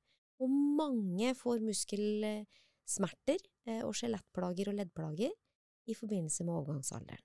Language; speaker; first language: Norwegian; native; Norwegian